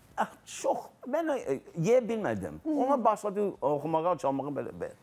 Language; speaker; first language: Azerbaijani; non-native, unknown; English